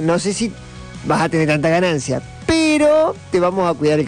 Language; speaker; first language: Spanish; native; Spanish